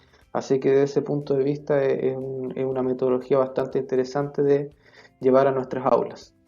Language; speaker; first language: Spanish; native; Spanish